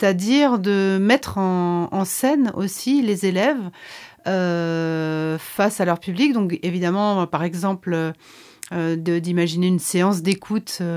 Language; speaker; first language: French; native; French